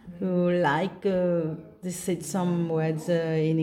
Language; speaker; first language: English; non-native, local second language; Morisyen